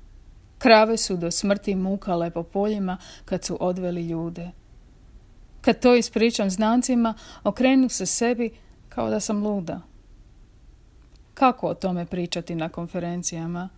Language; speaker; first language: Croatian; native; Croatian